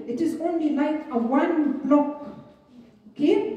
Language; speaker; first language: English; non-native, fluent; Arabic